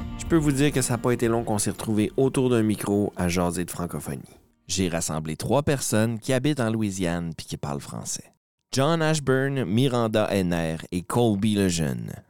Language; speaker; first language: French; native; French